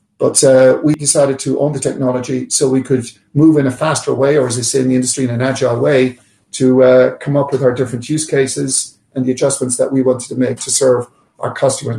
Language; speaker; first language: English; native; English